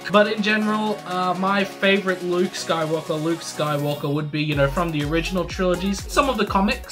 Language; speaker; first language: English; native; English